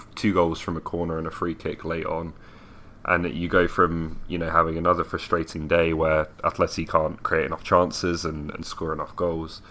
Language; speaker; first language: English; native; English